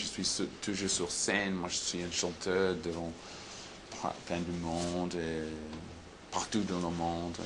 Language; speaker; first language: French; non-native, learner; English